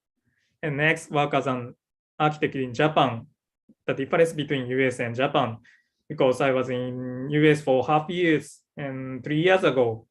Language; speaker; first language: English; non-native, learner; Japanese